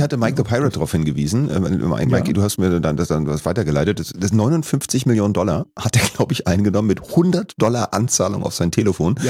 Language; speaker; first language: German; native; German